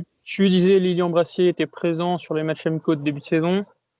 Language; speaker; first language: French; native; French